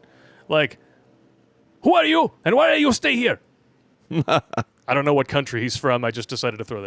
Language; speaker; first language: English; native; English